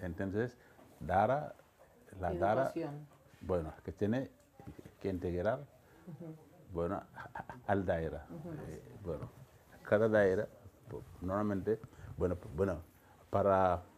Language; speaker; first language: Spanish; non-native, fluent; Wolof